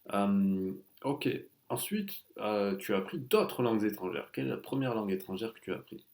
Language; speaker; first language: French; native; French